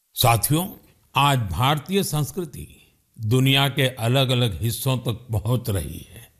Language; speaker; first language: Hindi; non-native, local second language; Gujarati